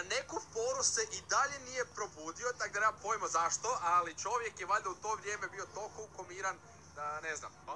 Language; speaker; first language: Bosnian; native; Bosnian